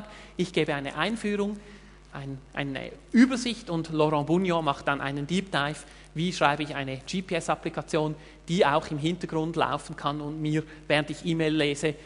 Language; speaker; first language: German; native; German